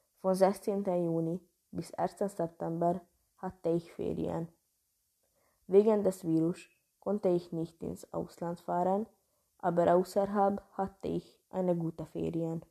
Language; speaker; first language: German; non-native, learner; Hungarian